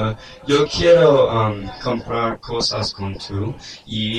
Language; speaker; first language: Spanish; non-native, learner; English